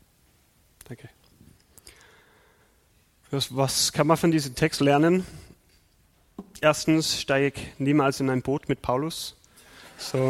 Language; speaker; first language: German; non-native, fluent; English